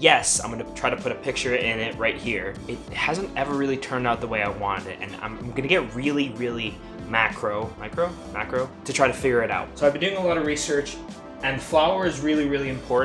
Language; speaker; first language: English; native; English